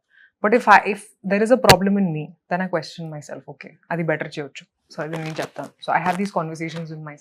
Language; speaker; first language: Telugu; non-native, local second language; Hindi